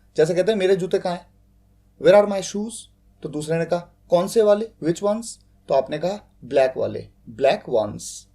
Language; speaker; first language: Hindi; native; Hindi